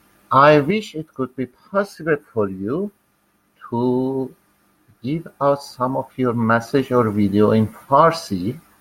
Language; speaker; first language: English; non-native, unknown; Persian